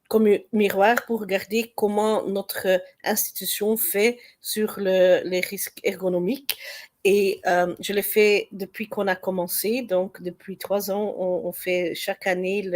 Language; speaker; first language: French; non-native, learner; Dutch